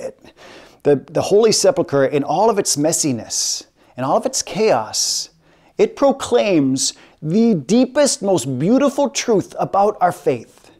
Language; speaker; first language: English; native; English